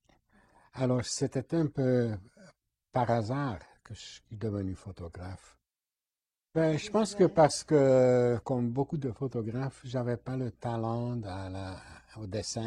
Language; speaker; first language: French; non-native, fluent; Hungarian